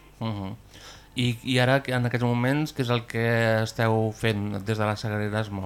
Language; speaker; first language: Catalan; native; Catalan